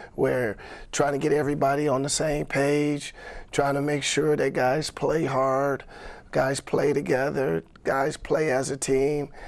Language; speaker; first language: English; native; English